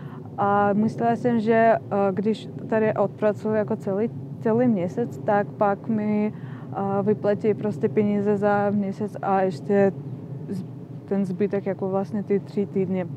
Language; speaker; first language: Czech; non-native, fluent; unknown